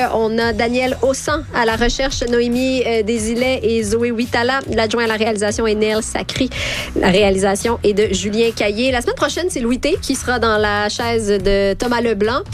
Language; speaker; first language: French; native; French